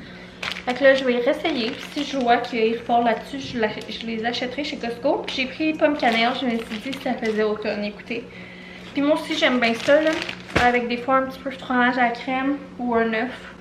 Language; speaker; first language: French; native; French